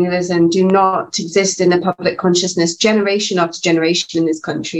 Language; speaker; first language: English; native; English